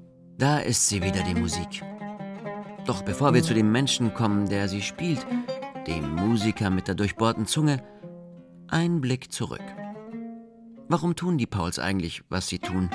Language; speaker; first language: German; native; German